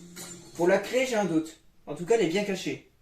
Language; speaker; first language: French; native; French